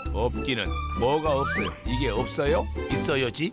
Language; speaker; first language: Korean; native; Korean